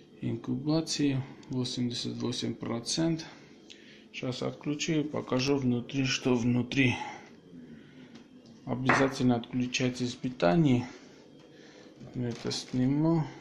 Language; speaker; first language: Russian; non-native, local second language; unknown